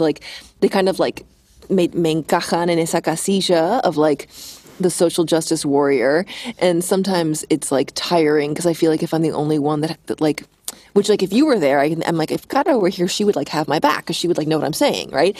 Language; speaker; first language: English; native; English